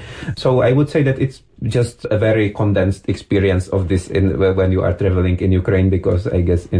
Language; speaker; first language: English; non-native, fluent; German